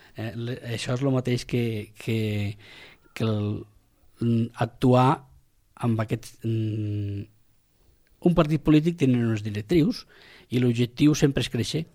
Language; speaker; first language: Catalan; non-native, local second language; Spanish